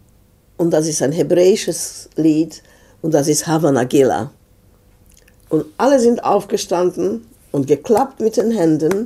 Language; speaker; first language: German; non-native, fluent; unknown